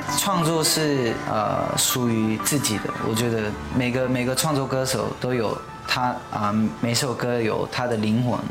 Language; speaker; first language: Chinese; non-native, fluent; Korean